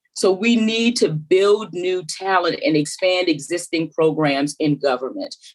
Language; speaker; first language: English; native; English